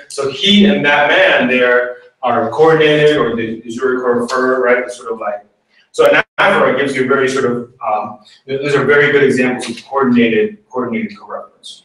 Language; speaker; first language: English; early bilingual, other home language; Spanish